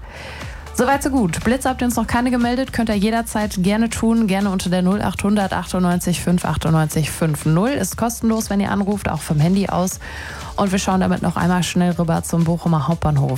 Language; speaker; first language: German; native; German